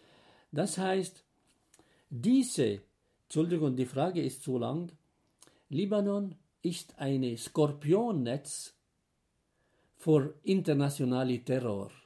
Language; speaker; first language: German; non-native, fluent; Arabic